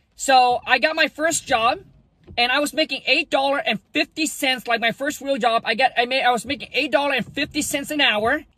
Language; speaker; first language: English; early bilingual, other home language; Vietnamese